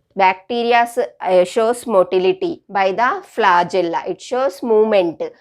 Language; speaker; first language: English; non-native, local second language; Telugu